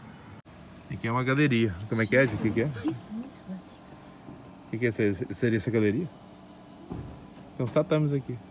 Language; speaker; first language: Portuguese; native; Portuguese